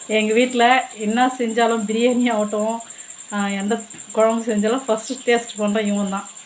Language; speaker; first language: Tamil; native; Tamil